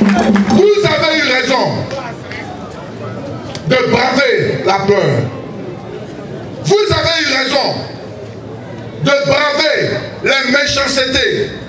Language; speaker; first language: French; native; French